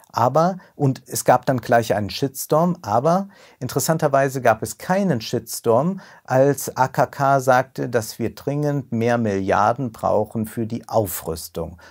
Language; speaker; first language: German; native; German